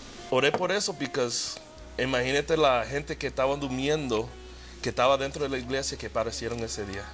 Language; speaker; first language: Spanish; early bilingual, heritage; Spanish